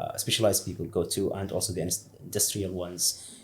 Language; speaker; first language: English; non-native, fluent; Arabic